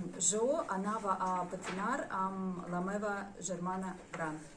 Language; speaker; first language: Catalan; non-native, learner; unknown